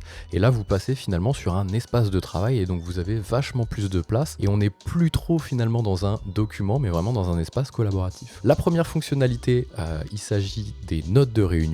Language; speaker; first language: French; native; French